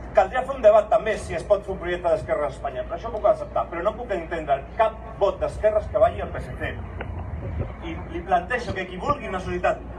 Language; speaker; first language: Catalan; native; Catalan